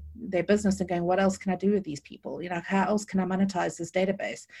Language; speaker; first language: English; native; English